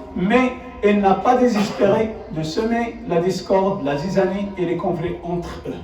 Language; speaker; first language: French; non-native, local second language; Arabic